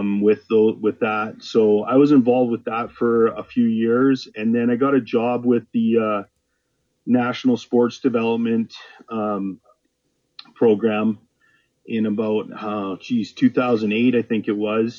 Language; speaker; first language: English; native; English